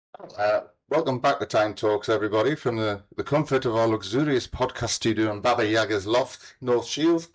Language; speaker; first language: English; native; English